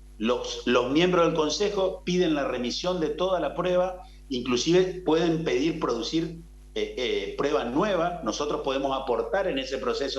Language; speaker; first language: Spanish; native; Spanish